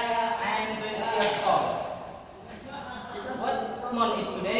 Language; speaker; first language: English; non-native, learner; Indonesian